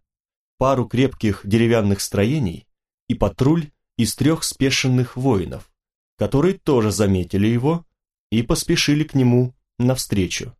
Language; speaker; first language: Russian; native; Russian